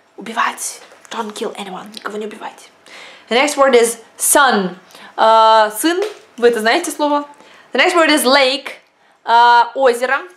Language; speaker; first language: Russian; native; Russian